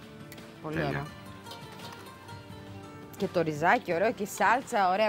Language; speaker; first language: Greek; native; Greek